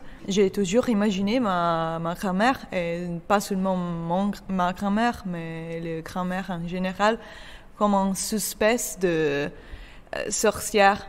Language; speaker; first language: French; non-native, fluent; Italian